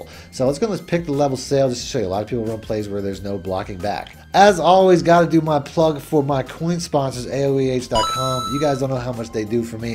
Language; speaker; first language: English; native; English